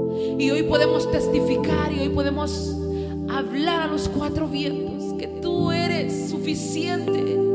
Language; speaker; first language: Spanish; native; Spanish